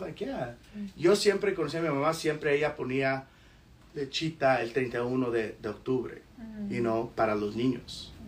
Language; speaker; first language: Spanish; early bilingual, heritage; Spanish